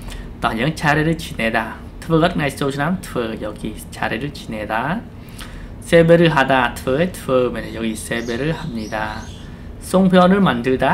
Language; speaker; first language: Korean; non-native, fluent; Khmer